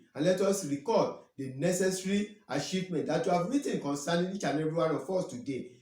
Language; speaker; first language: English; non-native, local second language; Yoruba